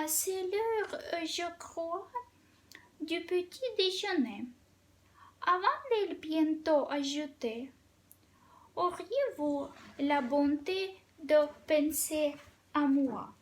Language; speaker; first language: French; non-native, fluent; Russian